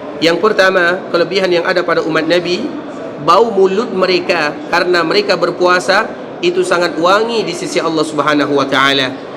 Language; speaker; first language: Malay; native; Malay